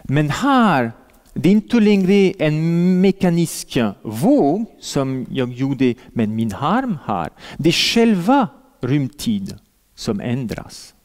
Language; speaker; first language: Swedish; non-native, fluent; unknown